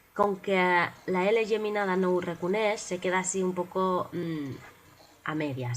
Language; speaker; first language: Spanish; non-native, local second language; Catalan